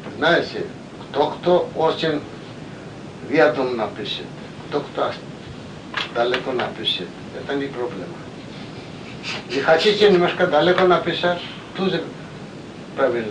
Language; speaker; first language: Russian; non-native, learner; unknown